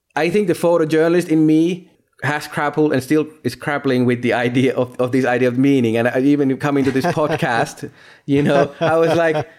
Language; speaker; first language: English; non-native, fluent; Finnish